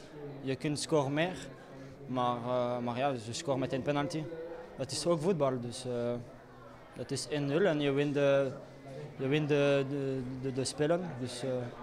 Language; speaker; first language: Dutch; non-native, learner; Italian